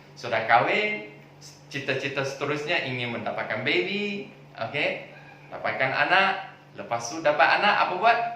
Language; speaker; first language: Malay; non-native, local second language; Chinese